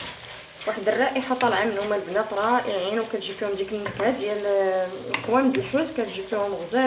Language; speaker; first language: Arabic; native; Arabic